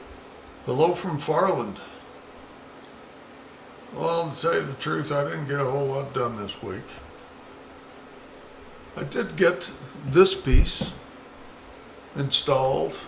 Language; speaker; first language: English; native; English